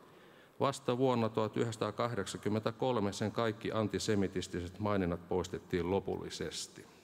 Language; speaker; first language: Finnish; native; Finnish